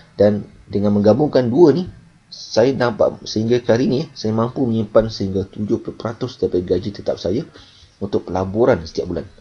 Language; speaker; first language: Malay; native; Malay